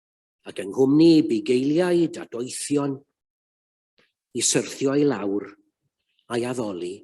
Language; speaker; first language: Welsh; native; Welsh